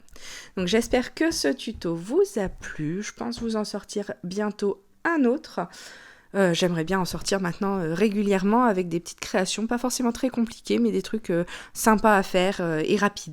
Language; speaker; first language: French; native; French